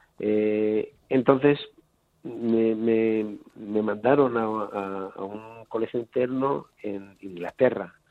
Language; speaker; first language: Spanish; non-native, fluent; Hebrew